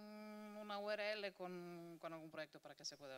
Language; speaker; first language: Spanish; native; Spanish